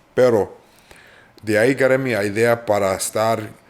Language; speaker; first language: Spanish; early bilingual, heritage; Spanish